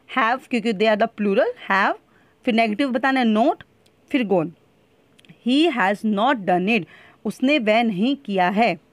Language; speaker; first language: Hindi; native; Hindi